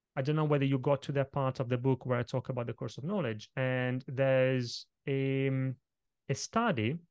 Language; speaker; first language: English; non-native, fluent; Italian